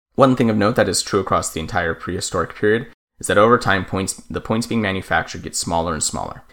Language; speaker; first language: English; native; English